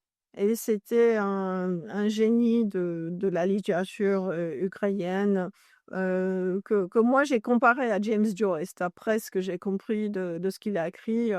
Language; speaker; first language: French; non-native, fluent; English